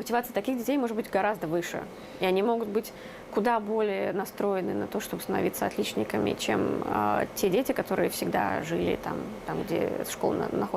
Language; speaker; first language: Russian; native; Russian